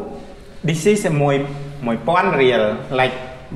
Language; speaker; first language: English; non-native, learner; Khmer